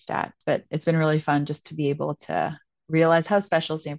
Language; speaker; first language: English; native; English